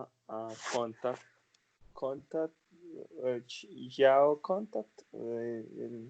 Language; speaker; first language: English; non-native, learner; Spanish